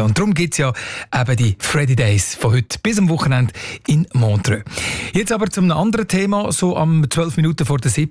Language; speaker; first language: German; native; German